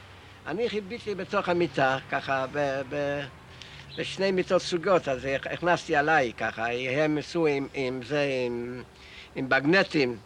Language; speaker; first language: Hebrew; non-native, learner; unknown